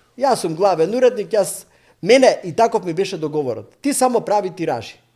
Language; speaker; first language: Macedonian; native; Macedonian